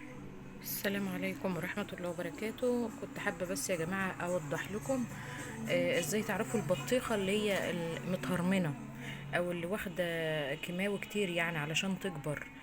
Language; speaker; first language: Arabic; native; Arabic